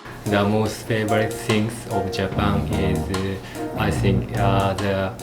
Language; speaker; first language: English; non-native, learner; Japanese